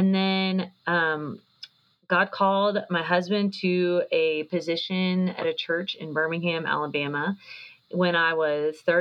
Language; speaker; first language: English; native; English